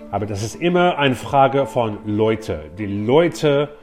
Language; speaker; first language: German; non-native, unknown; English